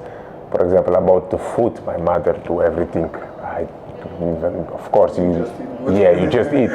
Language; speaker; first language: English; non-native, local second language; Kabuverdianu